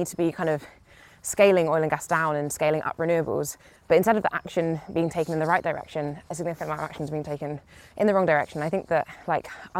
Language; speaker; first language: English; native; English